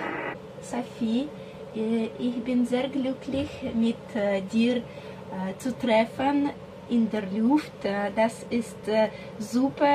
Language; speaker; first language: German; non-native, learner; Russian